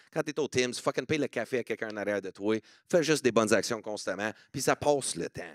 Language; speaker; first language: French; non-native, local second language; English